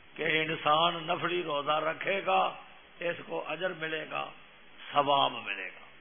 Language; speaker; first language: Urdu; non-native, local second language; Punjabi